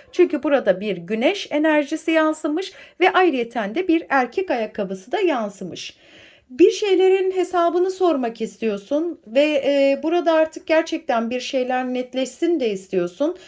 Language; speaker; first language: Turkish; native; Turkish